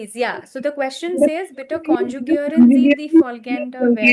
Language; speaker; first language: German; non-native, fluent; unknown